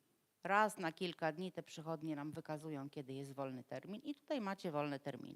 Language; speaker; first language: Polish; native; Polish